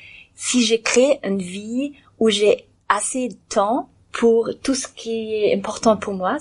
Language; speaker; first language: French; non-native, learner; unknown